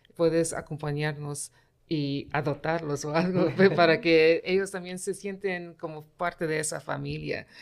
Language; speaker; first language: Spanish; early bilingual, heritage; Spanish